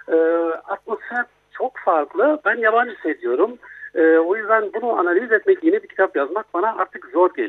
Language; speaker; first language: Turkish; non-native, fluent; German